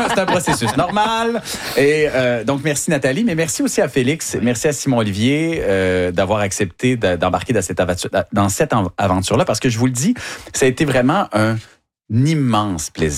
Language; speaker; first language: French; native; French